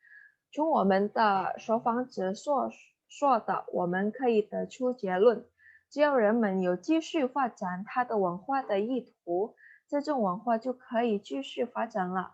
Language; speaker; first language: Chinese; non-native, learner; Indonesian